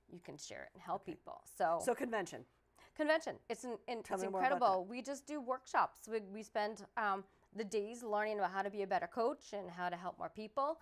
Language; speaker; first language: English; native; English